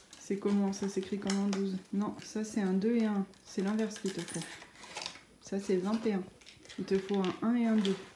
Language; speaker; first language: French; native; French